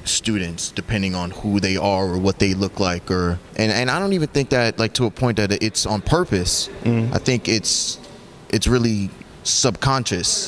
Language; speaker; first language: English; native; English